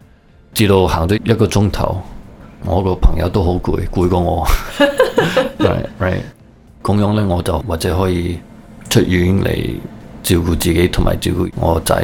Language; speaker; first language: Cantonese; early bilingual, heritage; Cantonese